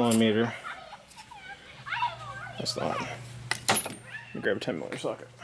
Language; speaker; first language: English; native; English